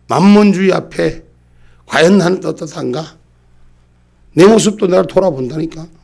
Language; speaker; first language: Korean; native; Korean